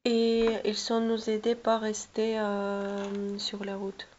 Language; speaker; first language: French; non-native, learner; Russian